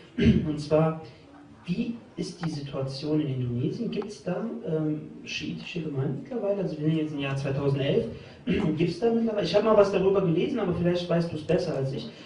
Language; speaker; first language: German; native; German